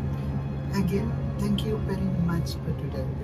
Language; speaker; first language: English; non-native, learner; Balinese